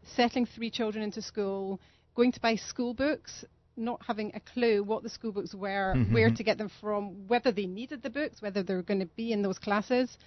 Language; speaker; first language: English; native; English